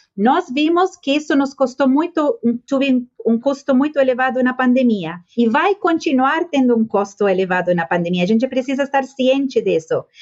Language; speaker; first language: Portuguese; non-native, fluent; Spanish